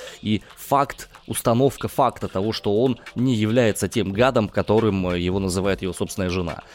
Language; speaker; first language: Russian; native; Russian